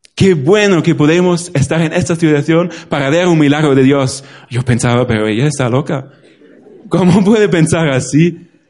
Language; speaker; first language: Spanish; non-native, fluent; German